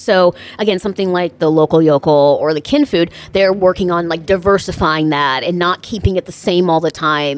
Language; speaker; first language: English; native; English